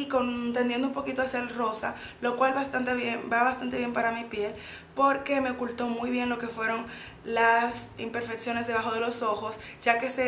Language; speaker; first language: Spanish; native; Spanish